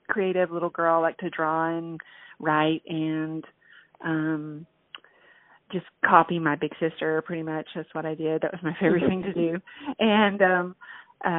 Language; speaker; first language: English; native; English